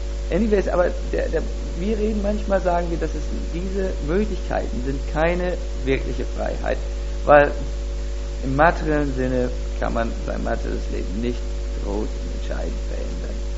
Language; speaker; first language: German; native; German